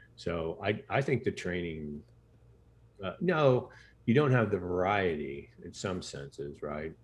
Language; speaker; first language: English; native; English